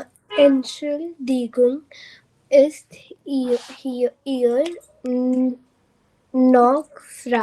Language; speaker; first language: German; non-native, learner; Hindi